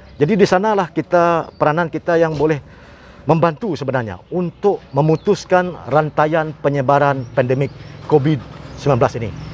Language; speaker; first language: Malay; native; Malay